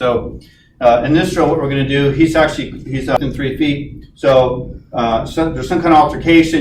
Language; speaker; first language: English; native; English